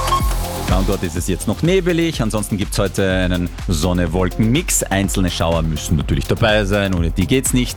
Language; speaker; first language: German; native; German